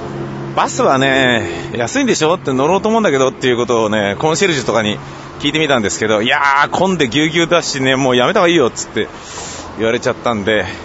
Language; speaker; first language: Japanese; native; Japanese